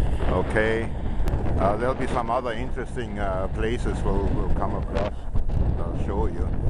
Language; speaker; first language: English; non-native, fluent; German